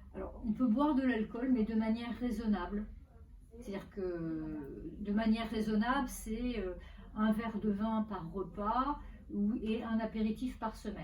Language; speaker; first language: French; native; French